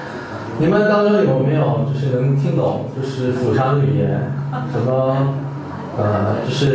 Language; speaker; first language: Chinese; non-native, fluent; Korean